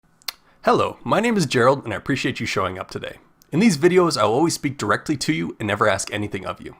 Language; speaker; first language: English; native; English